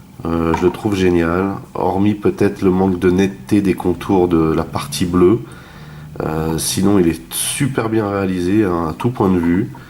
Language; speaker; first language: French; native; French